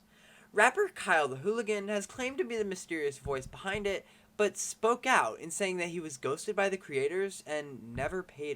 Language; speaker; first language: English; native; English